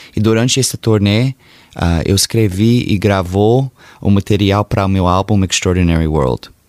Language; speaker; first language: Portuguese; early bilingual, heritage; Portuguese